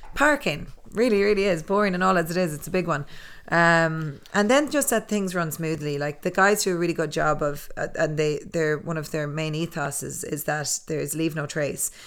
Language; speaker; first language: English; native; English